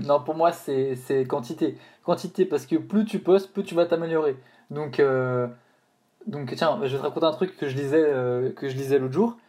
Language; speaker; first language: French; native; French